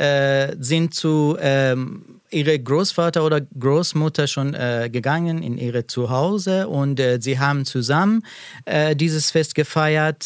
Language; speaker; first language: German; non-native, learner; Persian